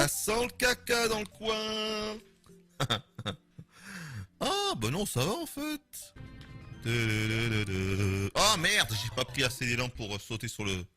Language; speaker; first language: French; native; French